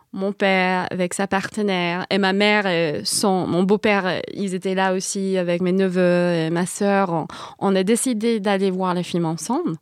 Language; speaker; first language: French; non-native, fluent; English